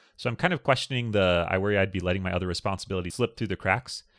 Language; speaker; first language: English; native; English